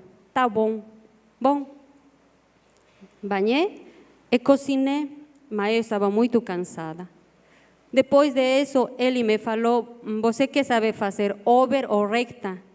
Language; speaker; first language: Portuguese; non-native, learner; Spanish